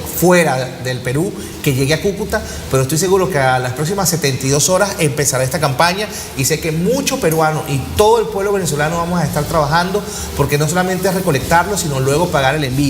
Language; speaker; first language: Spanish; native; Spanish